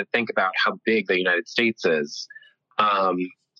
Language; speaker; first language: English; early bilingual, other home language; Italian